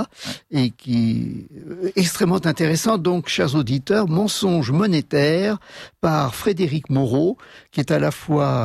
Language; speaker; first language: French; native; French